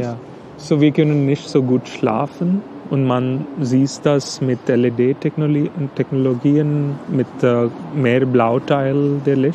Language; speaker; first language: German; non-native, learner; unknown